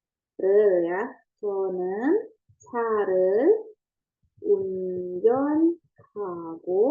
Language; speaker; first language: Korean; non-native, fluent; Indonesian